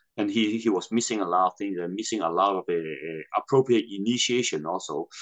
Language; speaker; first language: English; non-native, local second language; Cantonese